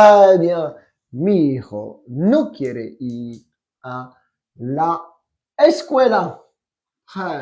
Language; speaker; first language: Spanish; non-native, fluent; French